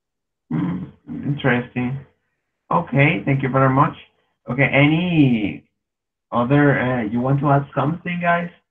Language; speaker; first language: English; non-native, fluent; Spanish